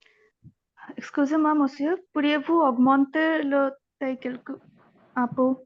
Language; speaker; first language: French; non-native, learner; Bangla